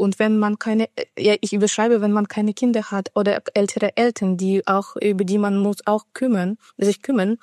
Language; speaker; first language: German; non-native, fluent; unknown